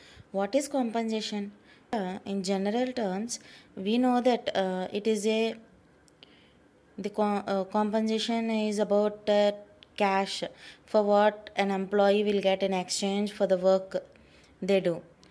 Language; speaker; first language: English; non-native, local second language; Telugu